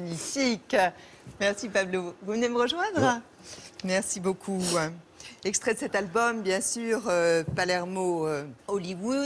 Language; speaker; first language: French; native; French